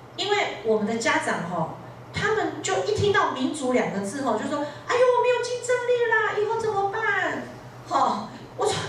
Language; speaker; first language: Chinese; native; Chinese